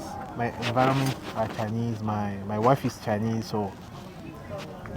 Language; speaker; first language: English; non-native, fluent; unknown